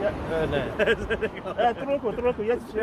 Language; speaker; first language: Czech; non-native, learner; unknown